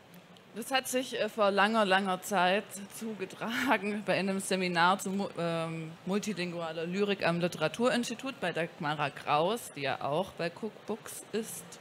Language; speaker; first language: German; native; German